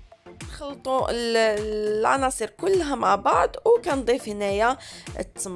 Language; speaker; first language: Arabic; native; Arabic